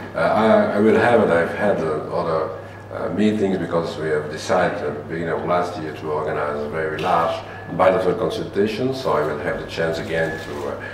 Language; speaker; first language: English; non-native, fluent; French